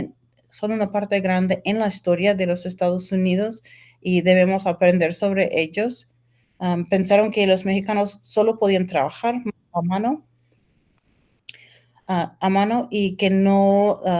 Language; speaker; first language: Spanish; non-native, fluent; English